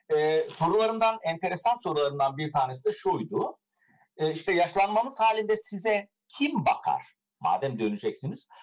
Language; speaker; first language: Turkish; early bilingual, heritage; Turkish